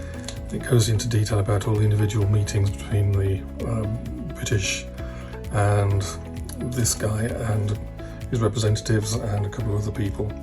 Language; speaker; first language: English; native; English